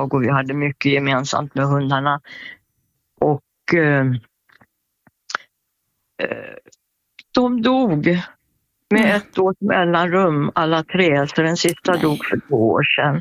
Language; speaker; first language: Swedish; native; Swedish